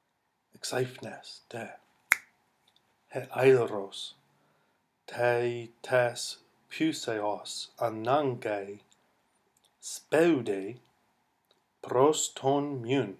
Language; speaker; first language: Greek; non-native, fluent; English